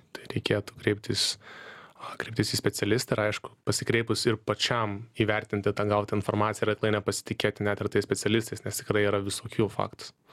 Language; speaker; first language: Lithuanian; native; Lithuanian